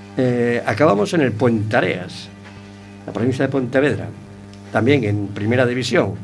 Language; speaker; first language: Spanish; native; Spanish